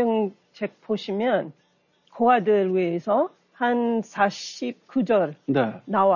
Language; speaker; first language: Korean; non-native, learner; English